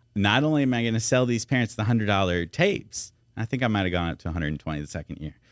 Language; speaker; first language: English; native; English